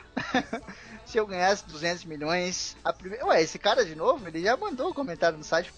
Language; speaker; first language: Portuguese; native; Portuguese